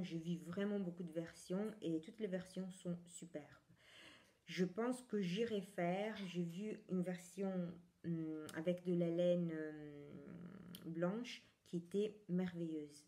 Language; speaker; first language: French; non-native, fluent; Italian